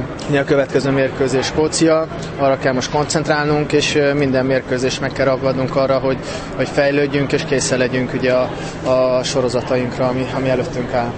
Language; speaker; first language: Hungarian; native; Hungarian